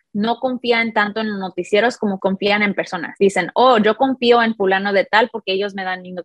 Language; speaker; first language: Spanish; early bilingual, heritage; Spanish